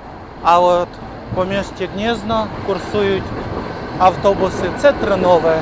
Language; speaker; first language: Polish; non-native, learner; Ukrainian